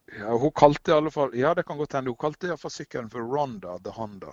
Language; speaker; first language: Norwegian; native; Norwegian